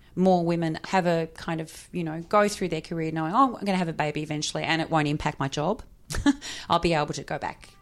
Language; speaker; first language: English; native; English